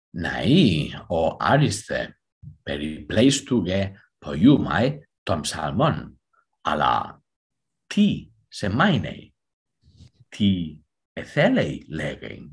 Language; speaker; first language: Greek; non-native, fluent; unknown